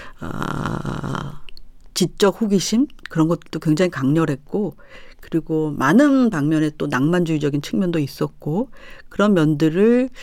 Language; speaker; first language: Korean; native; Korean